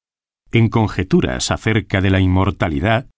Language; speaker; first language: Spanish; native; Spanish